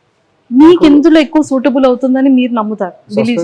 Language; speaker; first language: Telugu; native; Telugu